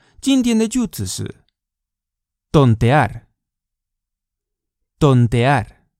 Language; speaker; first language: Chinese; non-native, fluent; Spanish